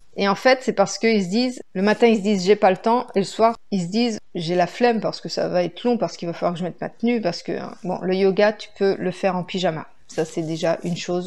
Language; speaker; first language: French; native; French